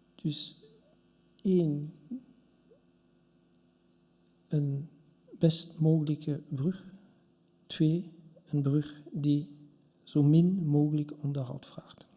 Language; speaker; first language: Dutch; non-native, local second language; French